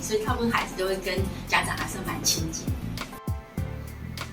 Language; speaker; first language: Chinese; non-native, local second language; Min Nan Chinese